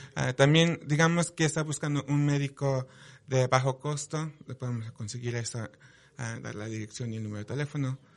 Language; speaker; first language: Spanish; early bilingual, heritage; Spanish